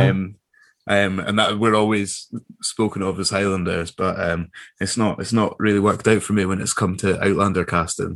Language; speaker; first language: English; native; English